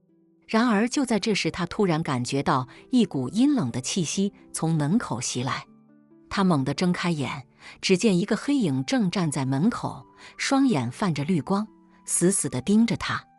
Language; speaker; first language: Chinese; native; Chinese